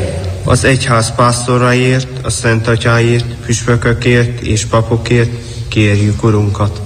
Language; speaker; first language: Hungarian; native; Hungarian